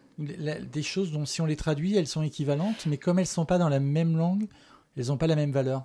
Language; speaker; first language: French; native; French